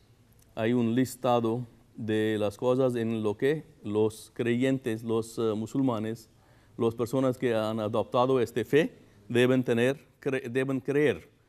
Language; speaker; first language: Spanish; non-native, fluent; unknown